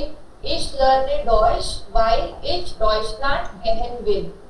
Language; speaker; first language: German; non-native, learner; Hindi